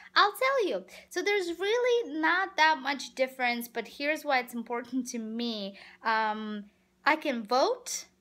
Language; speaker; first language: English; non-native, fluent; Russian